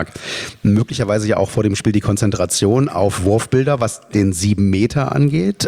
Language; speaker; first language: German; native; German